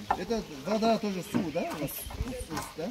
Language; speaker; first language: Russian; non-native, learner; Kyrgyz